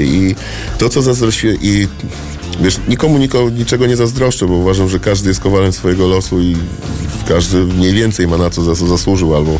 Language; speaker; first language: Polish; native; Polish